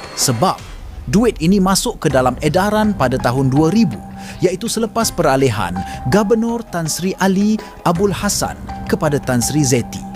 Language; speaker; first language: Malay; native; Malay